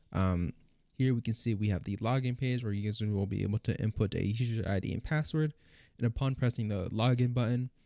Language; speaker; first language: English; native; English